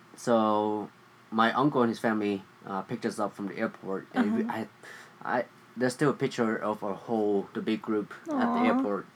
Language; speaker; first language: English; early bilingual, other home language; Vietnamese